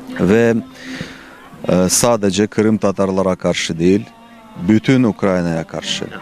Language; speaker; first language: Turkish; non-native, fluent; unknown